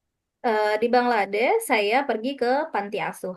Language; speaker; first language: Indonesian; non-native, fluent; Japanese